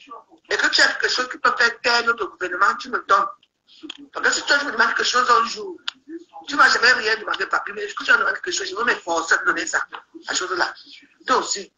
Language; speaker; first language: French; native; French